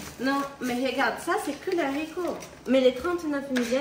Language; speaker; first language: French; non-native, learner; Japanese